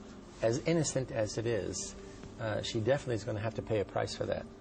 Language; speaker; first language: English; native; English